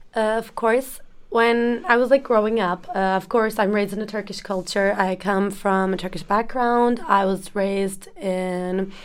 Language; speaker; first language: English; non-native, fluent; Turkish